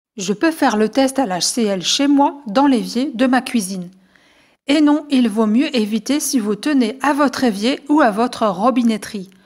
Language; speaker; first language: French; native; French